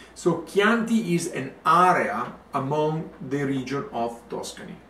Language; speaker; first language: English; non-native, fluent; Italian